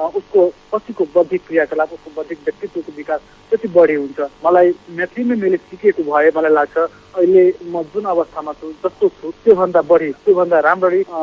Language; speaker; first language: Nepali; non-native, local second language; Maithili